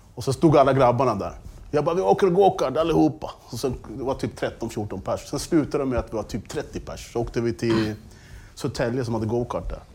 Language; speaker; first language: Swedish; early bilingual, other home language; English